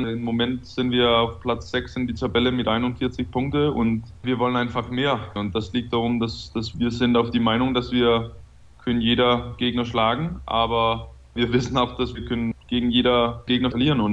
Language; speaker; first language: German; non-native, fluent; Danish